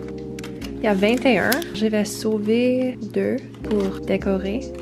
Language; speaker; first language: French; early bilingual, heritage; English